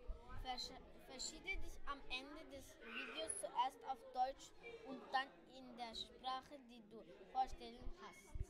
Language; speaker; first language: German; early bilingual, other home language; Turkish